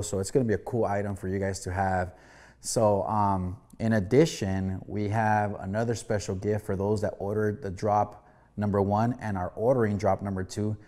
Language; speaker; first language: English; early bilingual, other home language; Spanish